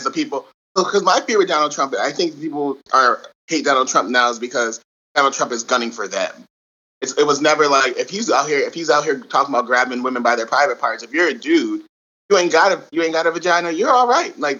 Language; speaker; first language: English; native; English